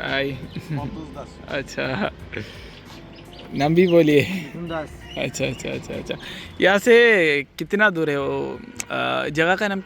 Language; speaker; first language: Hindi; non-native, local second language; Malayalam